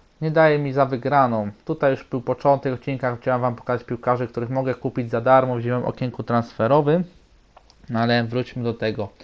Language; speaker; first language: Polish; native; Polish